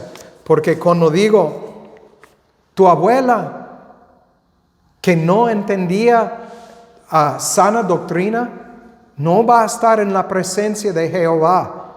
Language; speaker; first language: Spanish; non-native, fluent; English